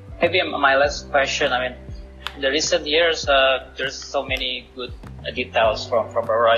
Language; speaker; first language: English; non-native, learner; Indonesian